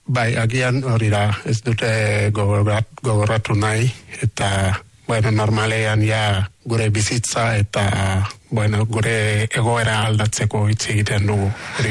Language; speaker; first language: Basque; non-native, learner; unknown